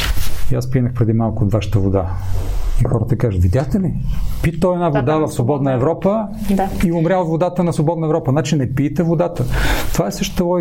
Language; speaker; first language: Bulgarian; native; Bulgarian